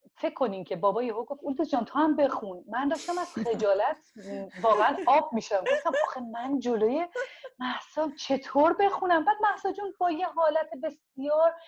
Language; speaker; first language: Persian; non-native, local second language; Azerbaijani